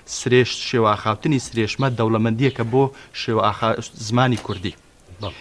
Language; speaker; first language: Central Kurdish; native; Central Kurdish